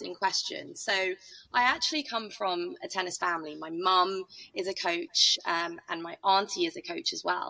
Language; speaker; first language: English; native; English